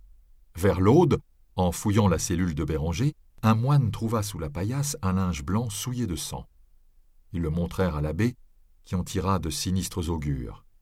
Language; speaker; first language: French; native; French